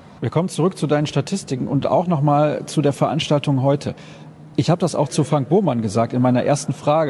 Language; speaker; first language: German; native; German